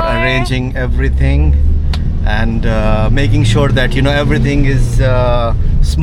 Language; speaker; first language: English; non-native, local second language; Urdu